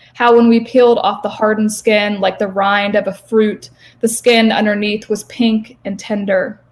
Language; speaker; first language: English; native; English